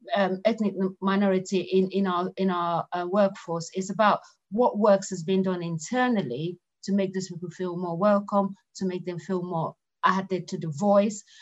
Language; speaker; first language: English; non-native, local second language; Yoruba